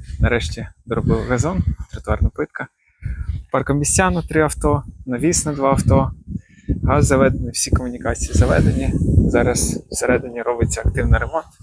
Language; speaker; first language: Ukrainian; native; Ukrainian